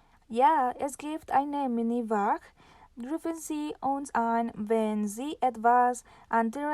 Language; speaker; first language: German; non-native, learner; Spanish